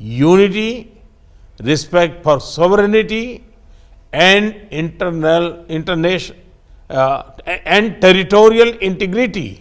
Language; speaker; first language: Hindi; non-native, local second language; Gujarati